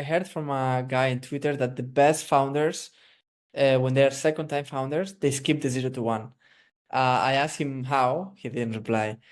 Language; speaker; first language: English; non-native, fluent; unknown